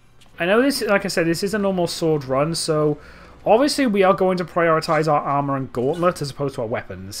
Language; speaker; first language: English; native; English